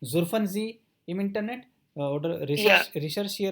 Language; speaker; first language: German; non-native, fluent; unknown